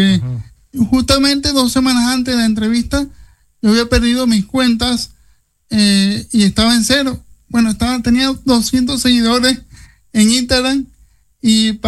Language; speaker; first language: Spanish; native; Spanish